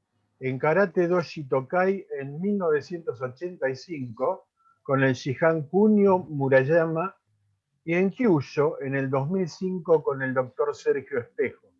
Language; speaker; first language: Spanish; native; Spanish